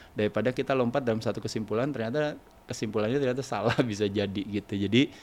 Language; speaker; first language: Indonesian; native; Indonesian